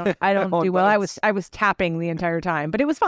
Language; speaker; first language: English; native; English